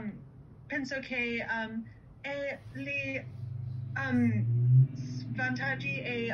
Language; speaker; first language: Italian; non-native, learner; English